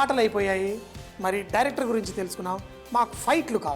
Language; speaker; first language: Telugu; native; Telugu